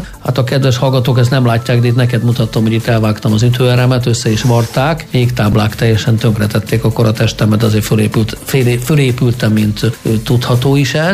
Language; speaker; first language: Hungarian; native; Hungarian